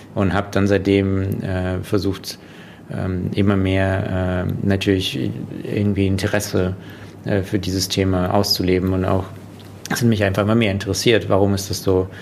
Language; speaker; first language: German; non-native, fluent; Russian